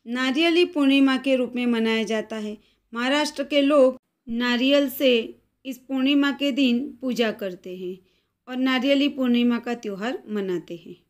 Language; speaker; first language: Hindi; non-native, local second language; Gujarati